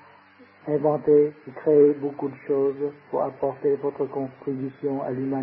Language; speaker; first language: French; non-native, fluent; Vietnamese